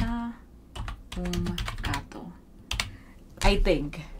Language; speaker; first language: Portuguese; non-native, learner; English